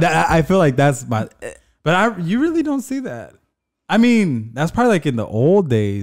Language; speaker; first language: English; early bilingual, other home language; Spanish